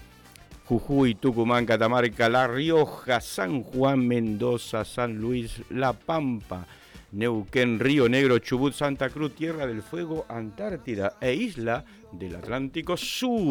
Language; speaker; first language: Spanish; native; Spanish